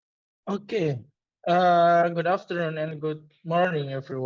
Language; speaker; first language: English; non-native, learner; Indonesian